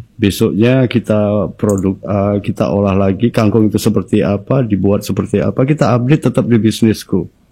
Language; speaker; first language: Indonesian; native; Indonesian